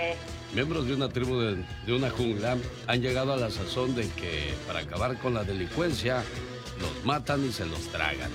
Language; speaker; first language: Spanish; native; Spanish